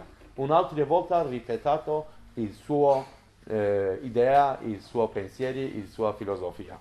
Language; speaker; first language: Italian; non-native, learner; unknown